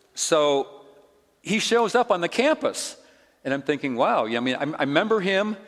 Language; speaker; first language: English; native; English